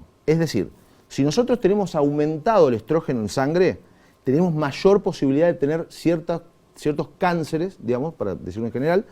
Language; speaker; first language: Spanish; native; Spanish